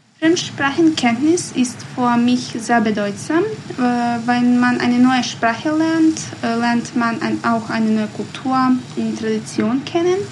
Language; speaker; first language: German; non-native, learner; Bosnian